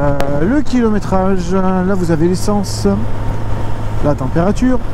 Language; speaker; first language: French; native; French